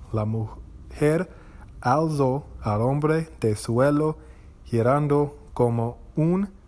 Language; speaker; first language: Spanish; non-native, learner; English